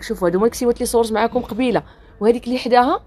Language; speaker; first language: Arabic; native; Arabic